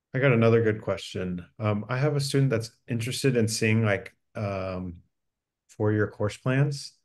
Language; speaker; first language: English; native; English